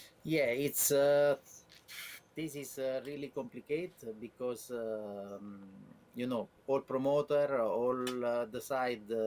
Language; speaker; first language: English; non-native, learner; Italian